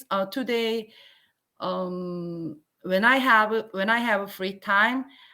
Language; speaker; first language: English; non-native, learner; Korean